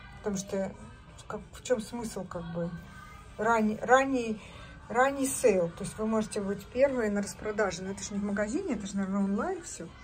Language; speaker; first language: Russian; native; Russian